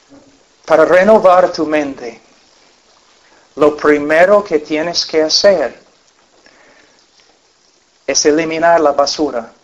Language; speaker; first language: Spanish; non-native, fluent; English